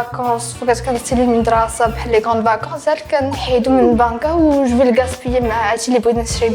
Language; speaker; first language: Arabic; native; Arabic